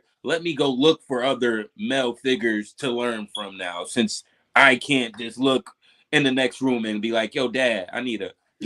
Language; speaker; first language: English; native; English